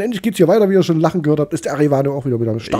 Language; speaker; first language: German; native; German